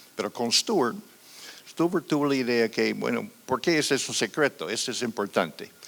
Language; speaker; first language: Spanish; non-native, fluent; English